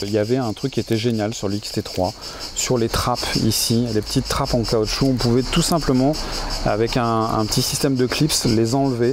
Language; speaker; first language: French; native; French